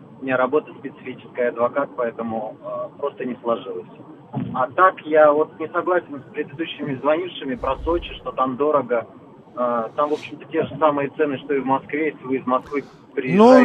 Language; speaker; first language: Russian; native; Russian